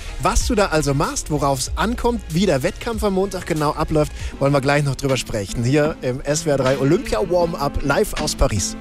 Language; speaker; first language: German; native; German